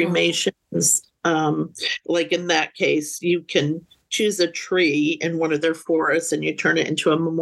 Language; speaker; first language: English; native; English